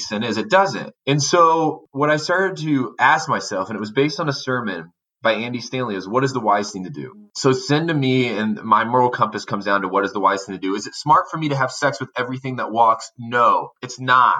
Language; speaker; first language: English; native; English